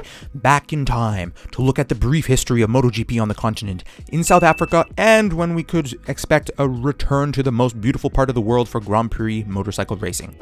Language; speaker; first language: English; native; English